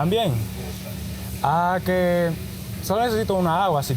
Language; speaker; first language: Spanish; non-native, learner; English